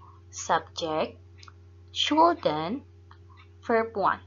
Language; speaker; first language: English; non-native, fluent; Indonesian